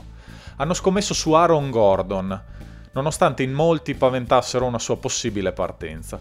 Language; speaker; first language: Italian; native; Italian